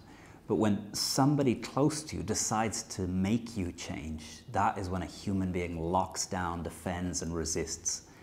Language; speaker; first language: English; native; English